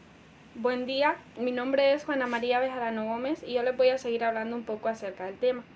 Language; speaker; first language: Spanish; native; Spanish